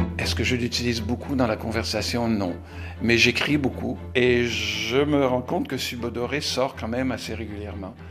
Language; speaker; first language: French; native; French